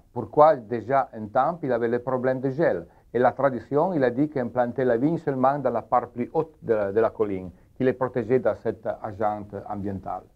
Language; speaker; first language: French; non-native, learner; Italian